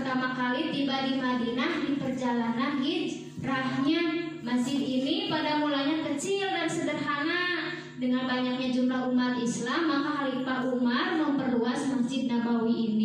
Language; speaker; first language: Indonesian; native; Indonesian